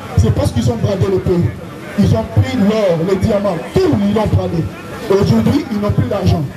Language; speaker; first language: French; non-native, local second language; Lingala